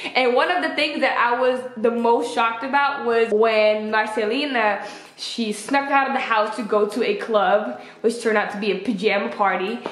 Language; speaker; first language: English; native; English